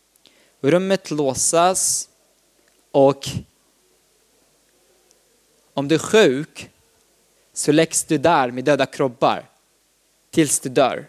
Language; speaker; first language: Swedish; non-native, fluent; Arabic